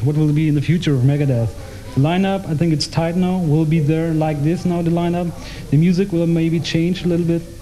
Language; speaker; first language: English; non-native, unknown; German